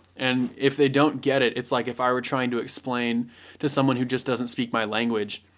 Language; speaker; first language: English; native; English